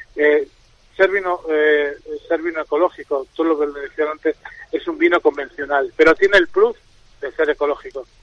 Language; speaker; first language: Spanish; native; Spanish